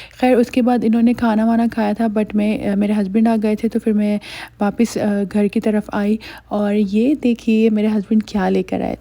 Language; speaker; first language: Urdu; native; Urdu